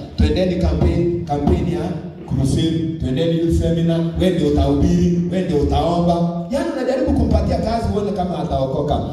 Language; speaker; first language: Swahili; non-native, local second language; Kalenjin